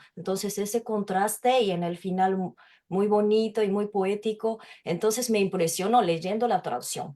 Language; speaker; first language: Spanish; non-native, fluent; Japanese